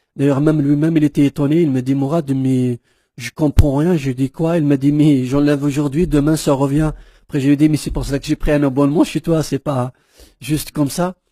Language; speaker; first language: French; non-native, local second language; Kabyle